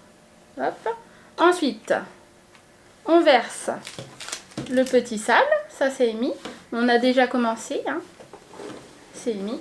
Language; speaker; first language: French; native; French